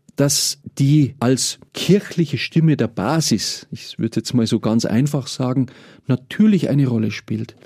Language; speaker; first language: German; native; German